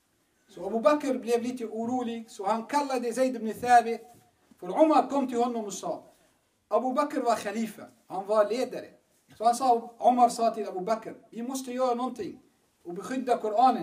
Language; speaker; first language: Swedish; non-native, fluent; Arabic